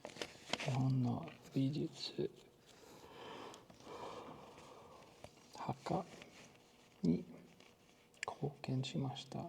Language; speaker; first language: Japanese; non-native, learner; English